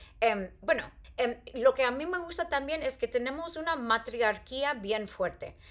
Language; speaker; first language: Spanish; non-native, fluent; English